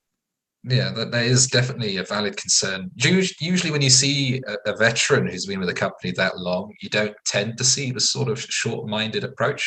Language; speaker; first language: English; native; English